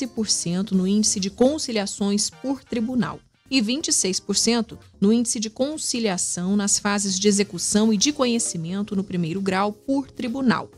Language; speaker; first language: Portuguese; native; Portuguese